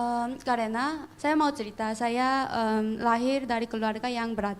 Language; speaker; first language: Indonesian; non-native, fluent; Korean